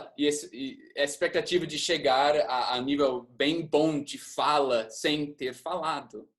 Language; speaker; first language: Portuguese; non-native, fluent; English